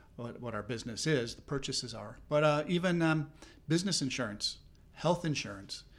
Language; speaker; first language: English; native; English